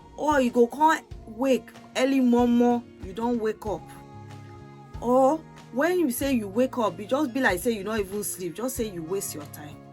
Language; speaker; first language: Nigerian Pidgin; non-native, local second language; Yoruba